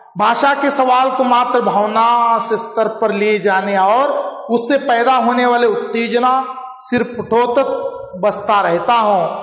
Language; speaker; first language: Hindi; non-native, local second language; Marathi